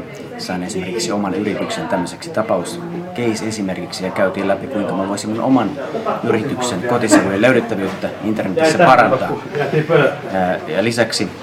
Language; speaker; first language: Finnish; native; Finnish